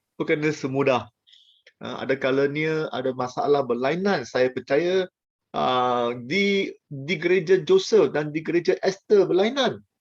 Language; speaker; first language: Malay; non-native, local second language; Chinese